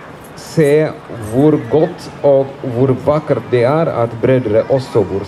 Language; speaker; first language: Norwegian; non-native, fluent; Amharic